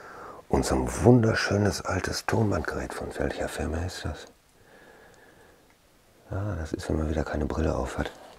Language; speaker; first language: German; native; German